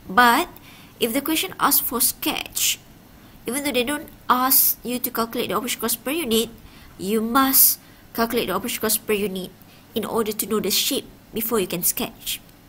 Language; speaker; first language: English; non-native, local second language; Malay